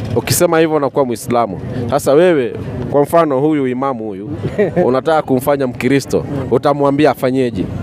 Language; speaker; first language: Swahili; native; Swahili